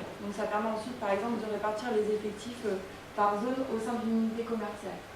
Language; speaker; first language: French; native; French